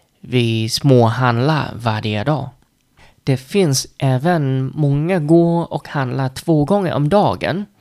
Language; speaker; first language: Swedish; non-native, learner; Vietnamese